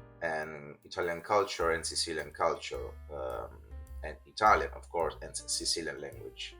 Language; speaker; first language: English; non-native, fluent; Italian